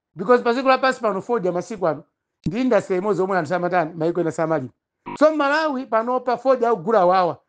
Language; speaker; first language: Nyanja; non-native, local second language; Tumbuka